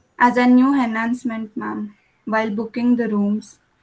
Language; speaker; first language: English; non-native, local second language; Kannada